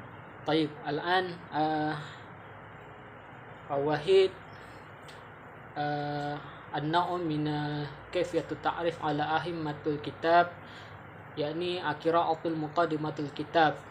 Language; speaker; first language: Arabic; non-native, learner; Malay